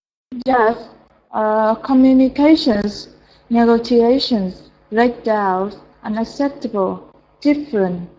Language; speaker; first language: English; non-native, learner; Vietnamese